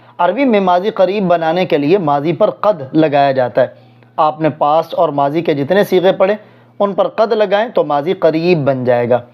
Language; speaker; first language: Urdu; non-native, local second language; Punjabi